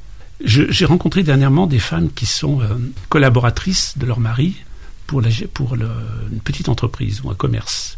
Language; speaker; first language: French; native; French